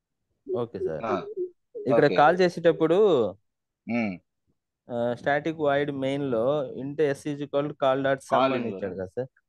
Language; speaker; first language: Telugu; native; Telugu